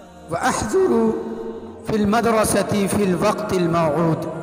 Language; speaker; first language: Arabic; non-native, learner; Urdu